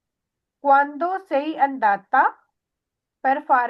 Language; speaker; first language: Italian; non-native, fluent; Punjabi